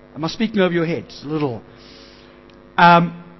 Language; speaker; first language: English; native; English